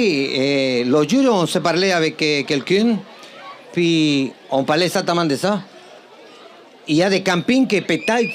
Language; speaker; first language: French; non-native, fluent; Spanish